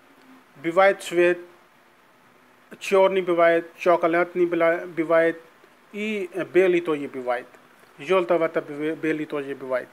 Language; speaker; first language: Russian; non-native, learner; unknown